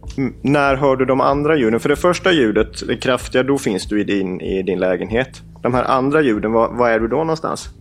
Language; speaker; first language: Swedish; native; Swedish